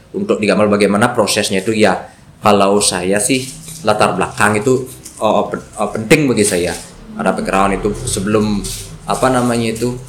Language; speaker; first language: Indonesian; native; Indonesian